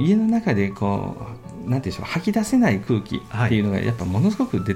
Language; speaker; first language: Japanese; native; Japanese